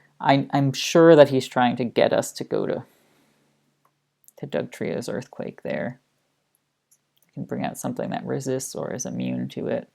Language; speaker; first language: English; native; English